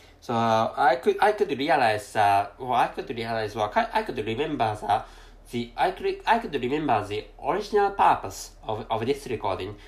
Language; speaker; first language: English; non-native, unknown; Japanese